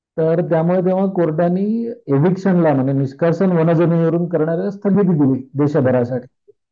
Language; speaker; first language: Marathi; native; Marathi